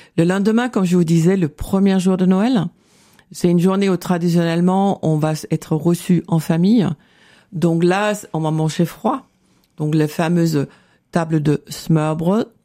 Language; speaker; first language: French; non-native, fluent; Danish